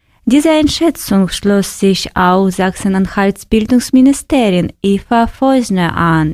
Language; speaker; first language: German; non-native, fluent; Ukrainian